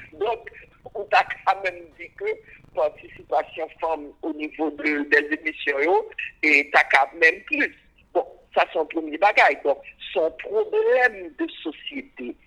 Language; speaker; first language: French; non-native, local second language; Haitian Creole